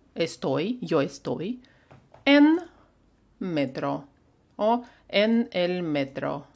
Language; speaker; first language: Spanish; non-native, fluent; Russian